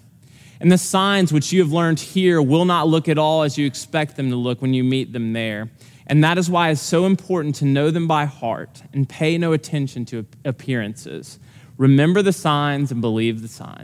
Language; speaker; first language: English; native; English